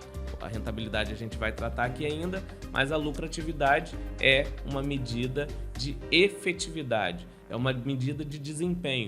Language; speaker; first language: Portuguese; native; Portuguese